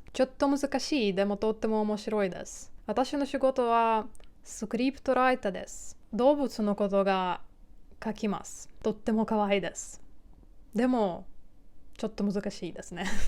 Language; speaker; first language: Japanese; non-native, learner; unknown